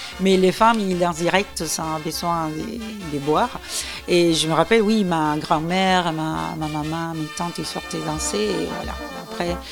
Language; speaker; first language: French; non-native, fluent; Spanish